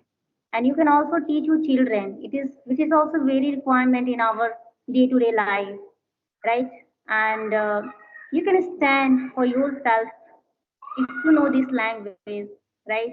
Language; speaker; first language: English; non-native, learner; Hindi